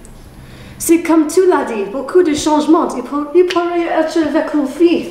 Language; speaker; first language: French; non-native, learner; English